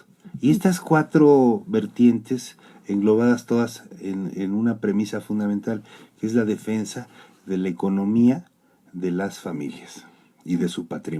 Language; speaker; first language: Spanish; native; Spanish